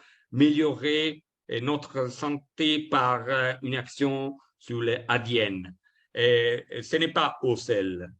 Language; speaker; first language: French; non-native, learner; Italian